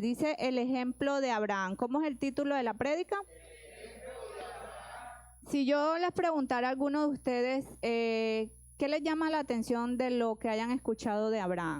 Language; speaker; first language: Spanish; native; Spanish